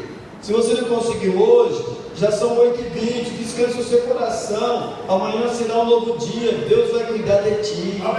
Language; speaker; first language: Portuguese; native; Portuguese